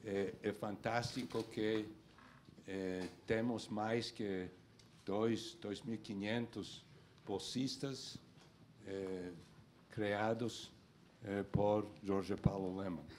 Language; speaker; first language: Portuguese; non-native, learner; Spanish